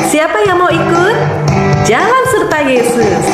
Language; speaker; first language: Indonesian; native; Indonesian